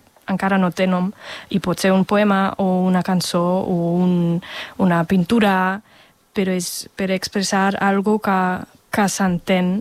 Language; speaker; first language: Catalan; non-native, fluent; Spanish